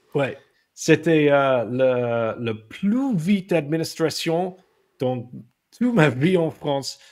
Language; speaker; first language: French; non-native, learner; English